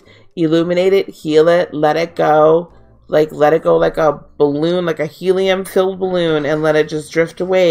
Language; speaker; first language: English; native; English